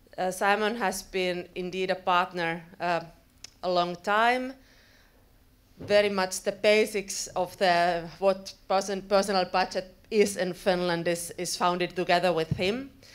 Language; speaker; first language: English; non-native, fluent; Finnish